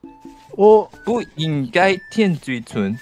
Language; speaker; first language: Chinese; non-native, learner; Japanese